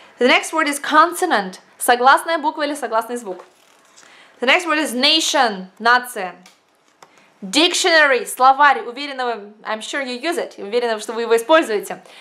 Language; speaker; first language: Russian; native; Russian